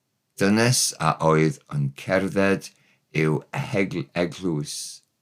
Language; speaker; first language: Welsh; non-native, learner; English